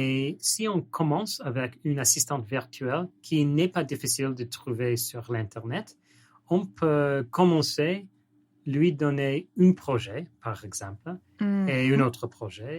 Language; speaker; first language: French; non-native, learner; English